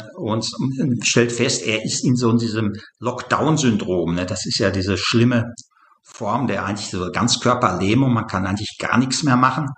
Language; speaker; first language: German; native; German